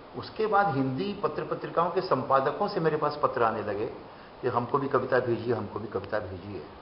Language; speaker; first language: Hindi; non-native, local second language; Bangla